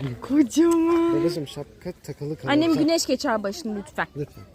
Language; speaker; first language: Turkish; native; Turkish